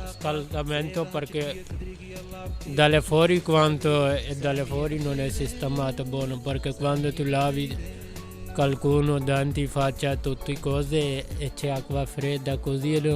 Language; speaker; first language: Italian; non-native, learner; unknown